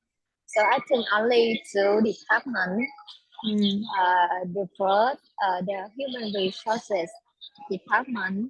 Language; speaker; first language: English; non-native, learner; Vietnamese